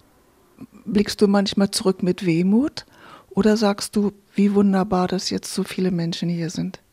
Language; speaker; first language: German; native; German